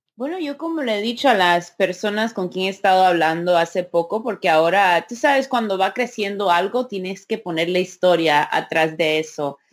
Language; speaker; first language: Spanish; early bilingual, heritage; Spanish